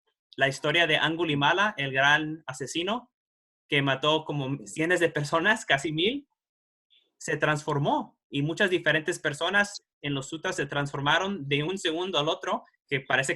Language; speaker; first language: Spanish; early bilingual, heritage; Spanish